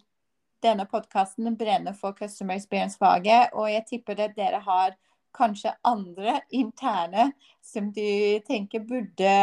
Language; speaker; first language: Norwegian; non-native, fluent; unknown